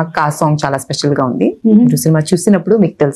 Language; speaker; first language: Telugu; non-native, learner; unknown